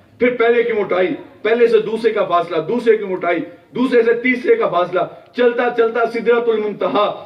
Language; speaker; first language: Urdu; non-native, local second language; Punjabi